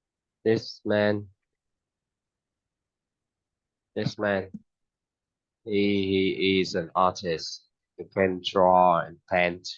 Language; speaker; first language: English; non-native, fluent; Vietnamese